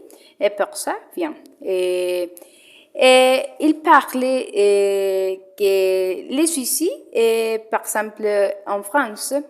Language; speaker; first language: French; non-native, learner; Spanish